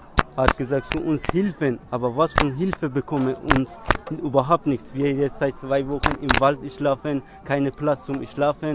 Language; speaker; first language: German; non-native, learner; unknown